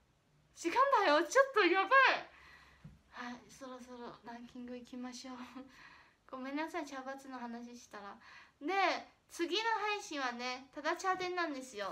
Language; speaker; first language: Japanese; non-native, fluent; Chinese